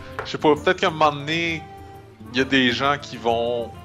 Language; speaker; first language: French; native; French